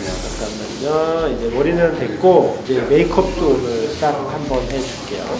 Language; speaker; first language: Korean; native; Korean